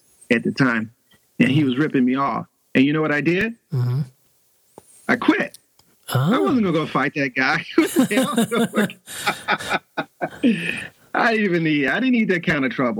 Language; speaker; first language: English; native; English